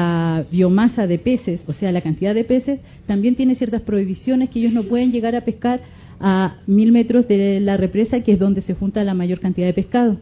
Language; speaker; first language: Spanish; native; Spanish